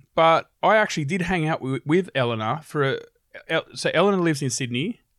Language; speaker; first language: English; native; English